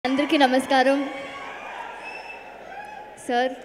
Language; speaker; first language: Telugu; non-native, learner; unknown